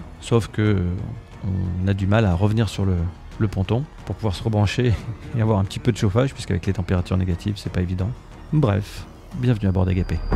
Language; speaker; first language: French; native; French